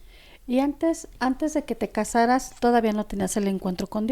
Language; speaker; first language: Spanish; native; Spanish